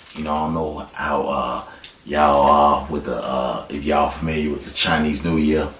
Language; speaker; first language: English; native; English